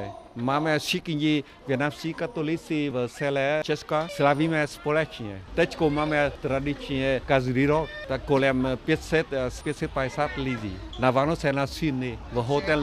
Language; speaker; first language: Czech; non-native, learner; Vietnamese